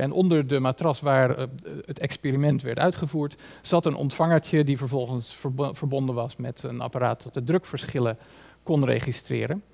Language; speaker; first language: Dutch; native; Dutch